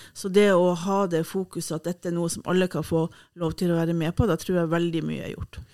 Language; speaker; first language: Norwegian; native; Norwegian